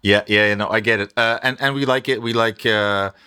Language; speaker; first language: English; non-native, fluent; Dutch